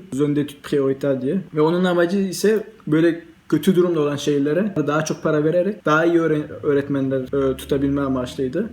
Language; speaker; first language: Turkish; early bilingual, heritage; Turkish